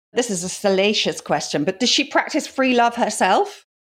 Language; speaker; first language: English; native; English